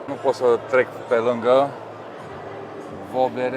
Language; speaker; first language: Romanian; native; Romanian